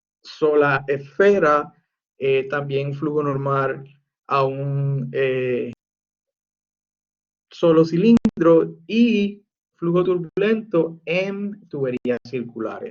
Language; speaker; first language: Spanish; native; Spanish